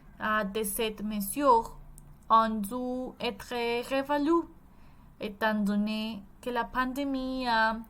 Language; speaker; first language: French; non-native, learner; Spanish